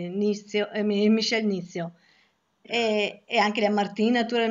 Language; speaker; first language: Italian; native; Italian